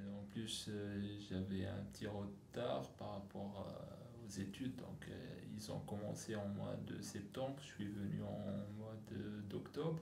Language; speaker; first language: French; non-native, local second language; Arabic